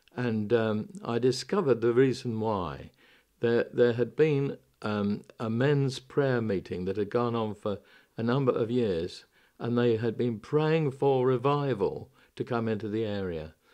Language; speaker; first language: English; native; English